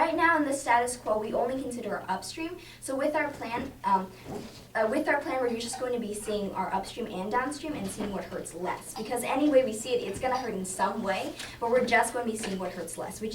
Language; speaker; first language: English; native; English